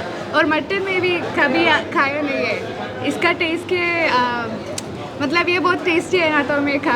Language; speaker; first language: Hindi; non-native, local second language; Malayalam